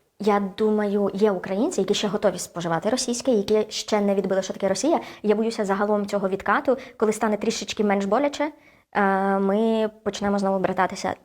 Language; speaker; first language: Ukrainian; native; Ukrainian